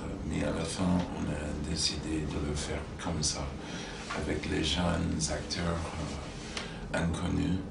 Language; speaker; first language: French; non-native, fluent; English